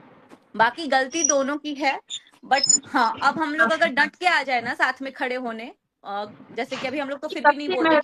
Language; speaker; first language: Hindi; native; Hindi